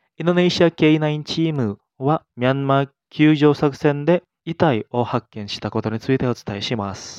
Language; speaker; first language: Japanese; non-native, fluent; Indonesian